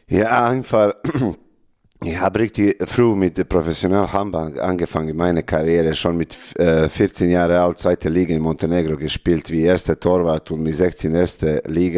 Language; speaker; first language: German; non-native, learner; Serbian